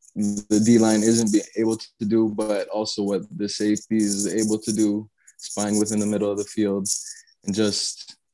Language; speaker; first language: English; native; English